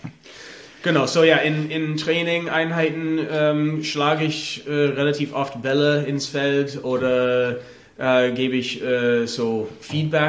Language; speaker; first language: German; non-native, learner; English